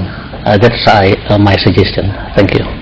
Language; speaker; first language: English; non-native, fluent; Indonesian